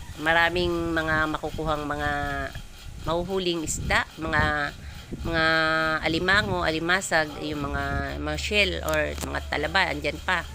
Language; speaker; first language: Filipino; non-native, local second language; Bikol